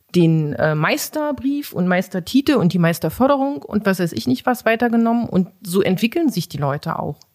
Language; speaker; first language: German; native; German